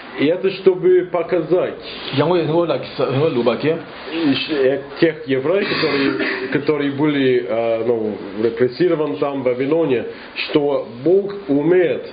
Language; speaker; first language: Russian; non-native, fluent; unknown